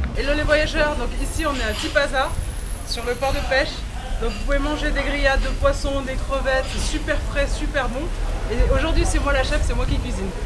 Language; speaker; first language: French; early bilingual, other home language; Arabic